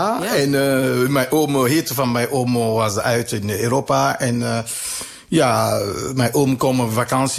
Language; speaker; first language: Dutch; non-native, learner; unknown